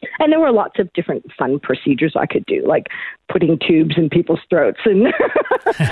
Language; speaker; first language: English; native; English